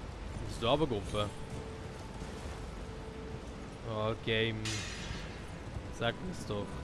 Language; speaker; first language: German; native; German